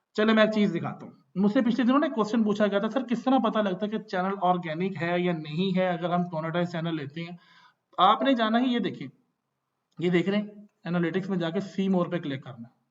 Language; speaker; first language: Urdu; non-native, local second language; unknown